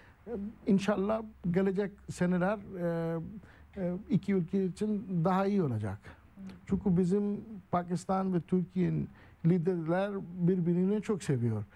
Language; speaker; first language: Turkish; non-native, learner; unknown